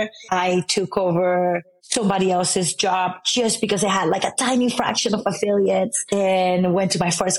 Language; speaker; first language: English; non-native, fluent; Spanish